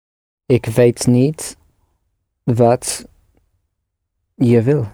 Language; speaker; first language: Dutch; non-native, learner; English